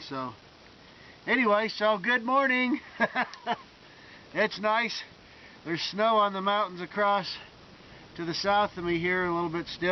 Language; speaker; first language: English; native; English